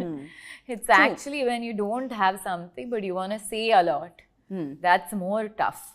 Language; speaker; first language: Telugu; non-native, learner; Tulu